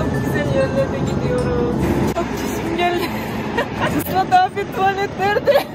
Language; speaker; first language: Turkish; non-native, fluent; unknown